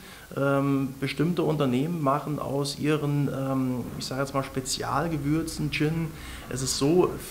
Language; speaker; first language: German; native; German